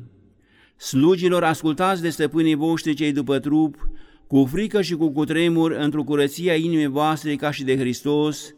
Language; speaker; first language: Romanian; native; Romanian